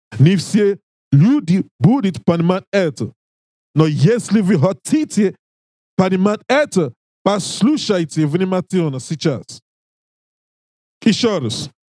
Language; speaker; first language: Russian; non-native, learner; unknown